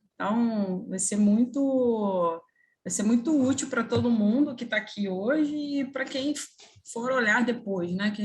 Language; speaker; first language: Portuguese; native; Portuguese